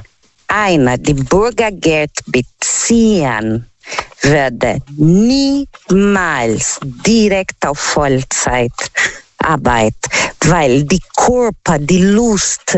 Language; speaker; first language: German; non-native, learner; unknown